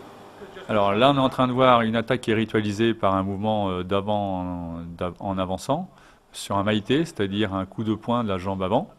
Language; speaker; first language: French; native; French